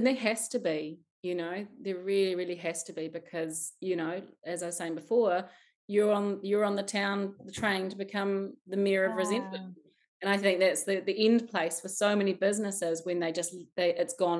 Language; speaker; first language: English; native; English